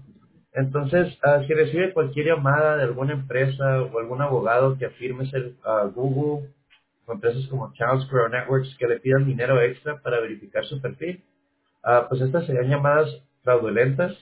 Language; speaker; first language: Spanish; native; Spanish